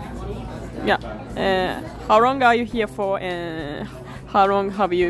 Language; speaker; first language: English; non-native, learner; Japanese